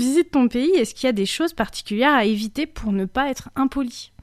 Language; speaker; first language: French; native; French